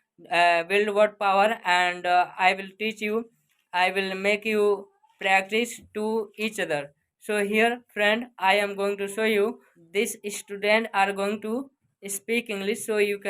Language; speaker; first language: English; non-native, learner; Hindi